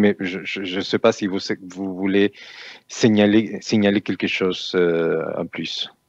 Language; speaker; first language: French; non-native, fluent; Spanish